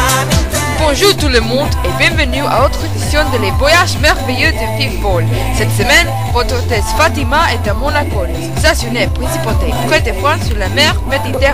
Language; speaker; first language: French; non-native, learner; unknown